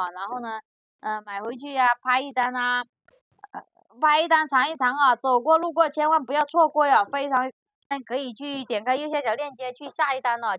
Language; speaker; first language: Chinese; native; Chinese